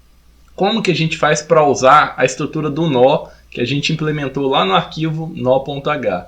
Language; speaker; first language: Portuguese; native; Portuguese